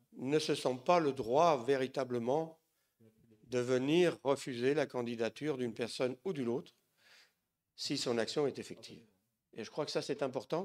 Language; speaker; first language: French; native; French